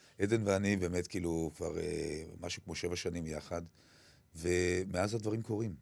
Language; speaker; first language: Hebrew; early bilingual, other home language; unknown